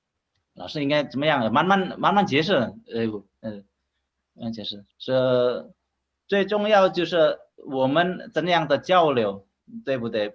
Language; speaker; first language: Chinese; non-native, fluent; Indonesian